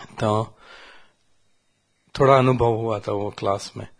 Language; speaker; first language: Hindi; non-native, learner; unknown